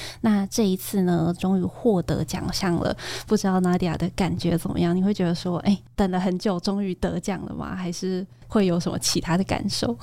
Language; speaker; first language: Chinese; native; Chinese